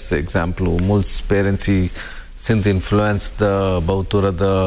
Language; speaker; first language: Romanian; non-native, learner; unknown